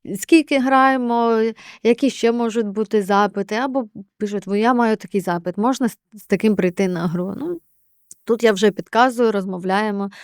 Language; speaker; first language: Ukrainian; native; Ukrainian